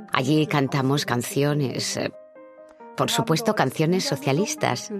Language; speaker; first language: Spanish; non-native, fluent; German